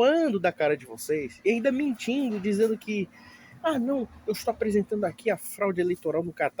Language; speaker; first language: Portuguese; native; Portuguese